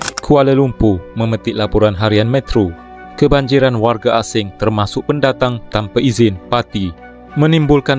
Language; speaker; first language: Malay; native; Malay